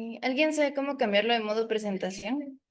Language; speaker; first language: Spanish; native; Spanish